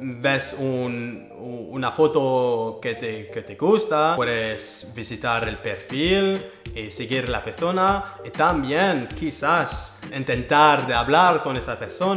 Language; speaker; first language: Spanish; non-native, learner; French